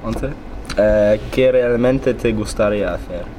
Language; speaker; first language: Spanish; non-native, learner; German